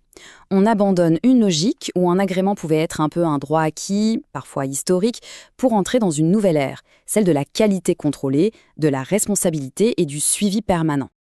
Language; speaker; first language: French; native; French